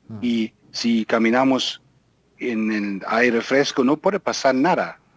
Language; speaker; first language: Spanish; non-native, fluent; German